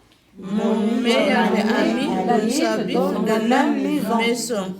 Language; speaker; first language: French; non-native, learner; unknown